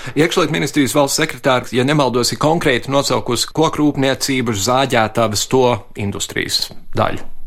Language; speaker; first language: Latvian; early bilingual, heritage; Latvian